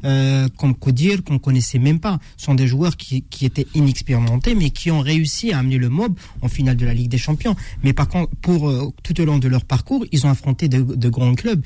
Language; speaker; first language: French; non-native, local second language; Arabic